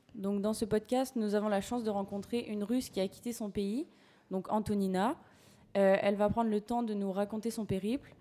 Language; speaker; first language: French; native; French